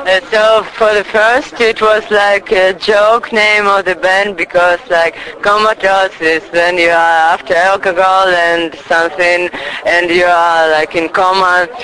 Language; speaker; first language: English; non-native, fluent; Russian